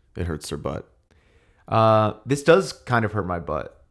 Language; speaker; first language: English; native; English